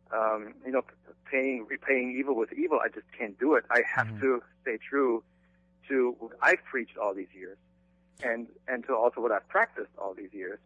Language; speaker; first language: English; non-native, fluent; German